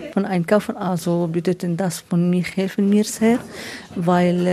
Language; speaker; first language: German; non-native, learner; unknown